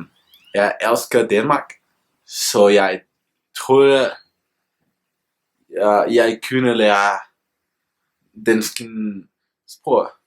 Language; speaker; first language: Danish; non-native, learner; Spanish